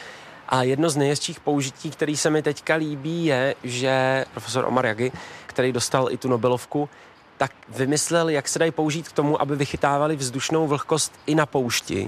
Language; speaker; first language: Czech; native; Czech